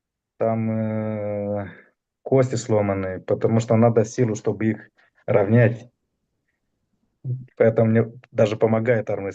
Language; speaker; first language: Russian; non-native, fluent; Romanian